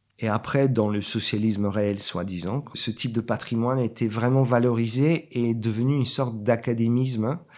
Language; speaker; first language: French; non-native, fluent; Bulgarian